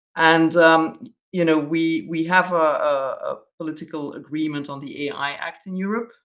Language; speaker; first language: English; non-native, fluent; Dutch